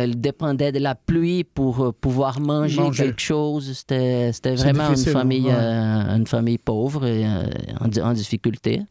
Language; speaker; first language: French; non-native, fluent; Portuguese